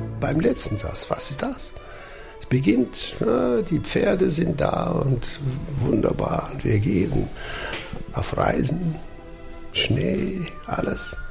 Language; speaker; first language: German; non-native, fluent; English